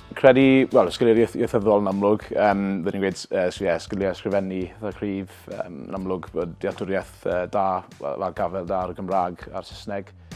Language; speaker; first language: Welsh; native; Welsh